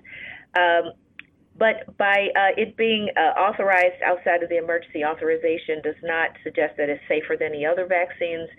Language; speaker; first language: English; native; English